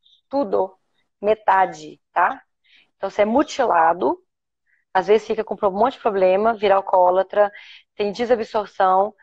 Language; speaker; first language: Portuguese; native; Portuguese